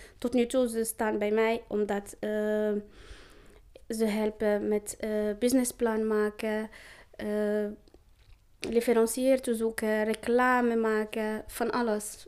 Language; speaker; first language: Dutch; non-native, learner; Arabic